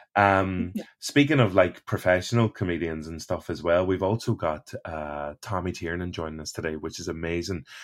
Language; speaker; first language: English; native; English